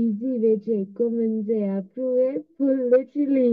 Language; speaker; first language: French; non-native, learner; Spanish